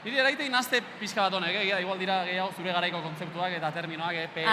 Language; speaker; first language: Basque; native; Basque